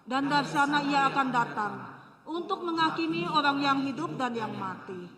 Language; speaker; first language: Malay; native; Malay